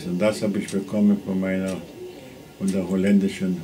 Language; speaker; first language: German; non-native, fluent; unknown